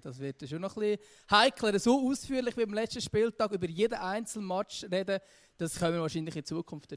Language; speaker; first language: German; native; German